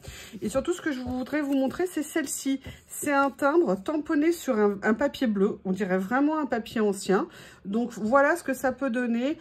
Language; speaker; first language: French; native; French